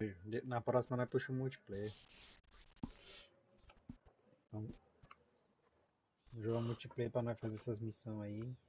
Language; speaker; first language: Portuguese; native; Portuguese